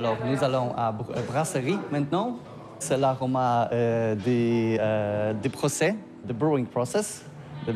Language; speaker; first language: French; non-native, learner; Polish